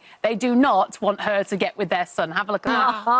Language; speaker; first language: English; native; English